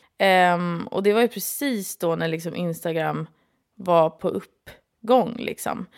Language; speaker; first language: Swedish; native; Swedish